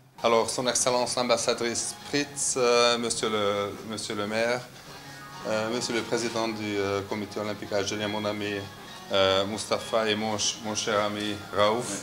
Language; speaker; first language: French; non-native, fluent; Hungarian